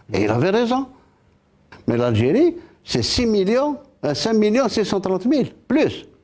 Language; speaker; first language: French; non-native, local second language; Arabic